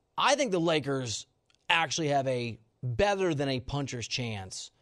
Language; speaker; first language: English; native; English